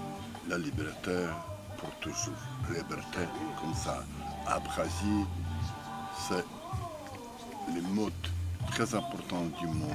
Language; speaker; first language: French; non-native, learner; Ukrainian